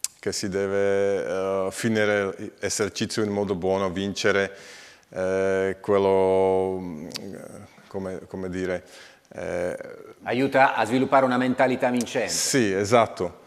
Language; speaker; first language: Italian; non-native, learner; Slovak